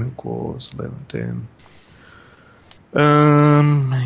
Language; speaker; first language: English; native; English